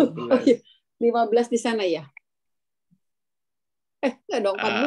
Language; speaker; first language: Indonesian; native; Indonesian